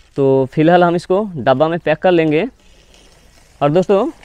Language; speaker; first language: Hindi; non-native, local second language; Bangla